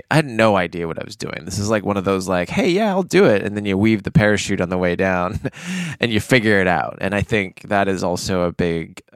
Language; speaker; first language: English; native; English